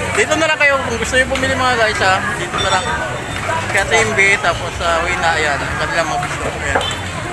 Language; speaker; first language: Filipino; native; Filipino